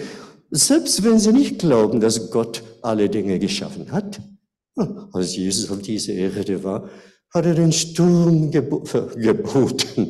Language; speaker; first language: German; non-native, fluent; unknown